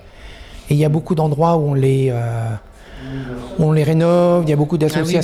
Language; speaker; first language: French; native; French